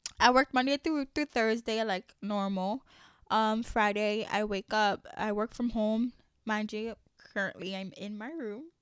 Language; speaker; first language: English; early bilingual, other home language; Haitian Creole